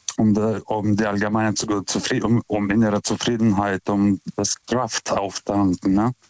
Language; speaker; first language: German; non-native, fluent; Lithuanian